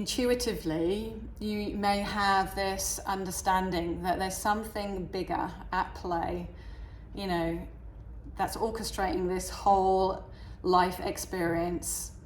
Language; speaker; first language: English; native; English